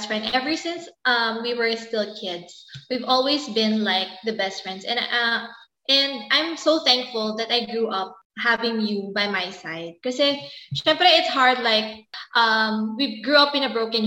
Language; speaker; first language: English; non-native, local second language; Filipino